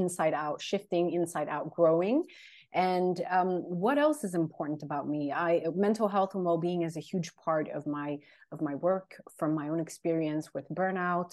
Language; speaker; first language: English; non-native, fluent; Swedish